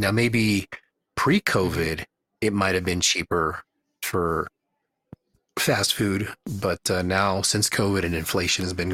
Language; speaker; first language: English; native; English